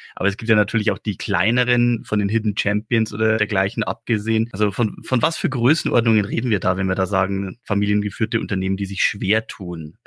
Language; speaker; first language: German; native; German